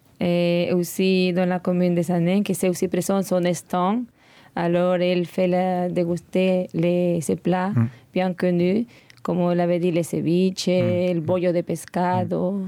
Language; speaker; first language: French; non-native, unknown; Spanish